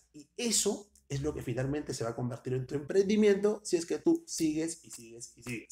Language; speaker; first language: Spanish; native; Spanish